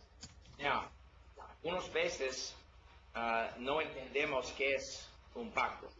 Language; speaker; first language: Spanish; non-native, learner; English